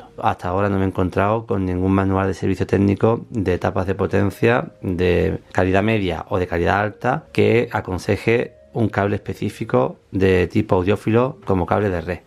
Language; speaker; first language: Spanish; native; Spanish